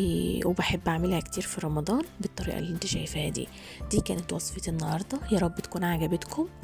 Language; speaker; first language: Arabic; native; Arabic